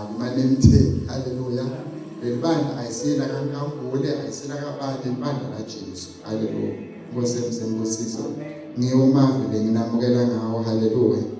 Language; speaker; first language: Zulu; non-native, local second language; Swati